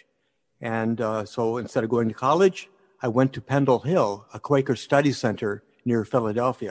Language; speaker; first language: English; native; English